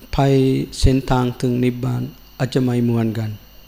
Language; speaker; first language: Thai; non-native, learner; Sinhala